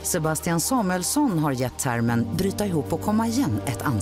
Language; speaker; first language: Swedish; native; Swedish